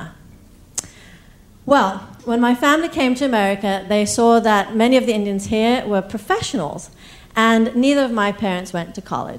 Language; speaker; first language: English; native; English